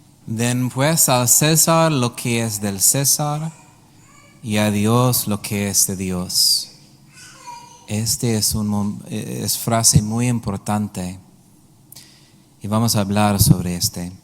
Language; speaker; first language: Spanish; non-native, learner; English